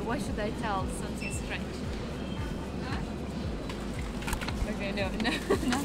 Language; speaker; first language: English; non-native, learner; Uzbek